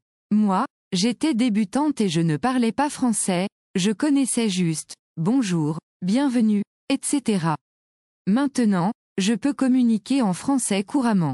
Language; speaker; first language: French; non-native, learner; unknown